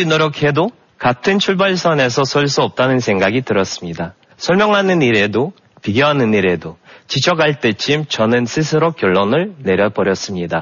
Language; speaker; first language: Korean; non-native, fluent; Russian